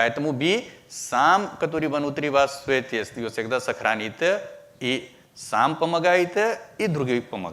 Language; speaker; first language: Russian; non-native, learner; Hindi